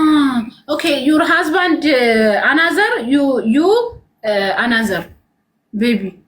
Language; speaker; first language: English; non-native, learner; Amharic